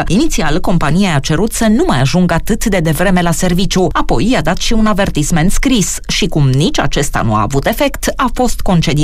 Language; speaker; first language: Romanian; native; Romanian